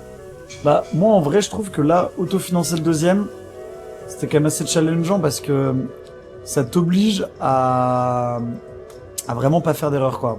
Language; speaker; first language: French; native; French